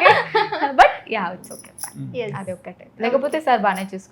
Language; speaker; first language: Telugu; non-native, fluent; Odia